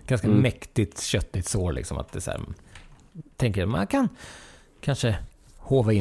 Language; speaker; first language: Swedish; native; Swedish